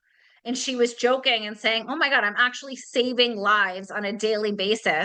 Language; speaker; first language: English; native; English